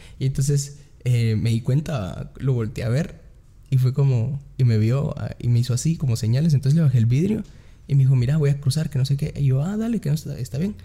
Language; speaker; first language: Spanish; native; Spanish